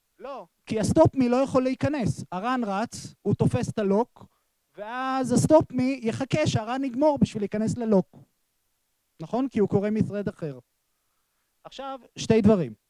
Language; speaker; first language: Hebrew; native; Hebrew